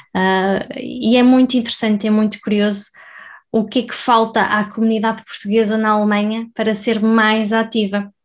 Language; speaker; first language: Portuguese; native; Portuguese